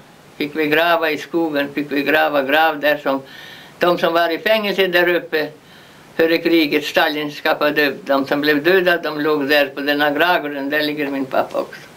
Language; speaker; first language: Swedish; early bilingual, heritage; Swedish